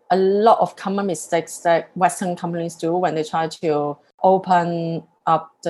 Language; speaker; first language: English; non-native, local second language; Cantonese